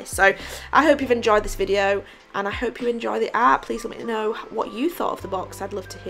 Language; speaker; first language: English; native; English